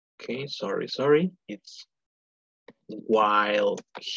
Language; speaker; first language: English; non-native, fluent; Spanish